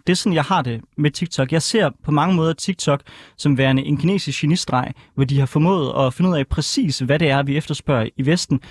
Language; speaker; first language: Danish; native; Danish